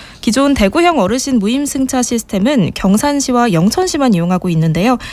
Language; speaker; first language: Korean; native; Korean